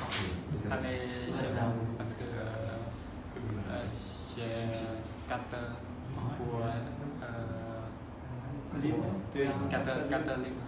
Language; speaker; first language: French; non-native, learner; Khmer